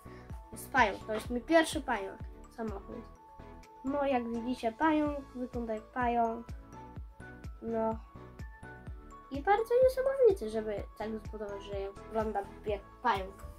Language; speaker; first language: Polish; early bilingual, heritage; Polish